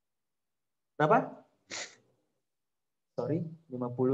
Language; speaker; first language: Indonesian; native; Indonesian